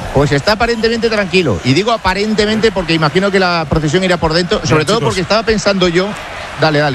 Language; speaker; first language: Spanish; native; Spanish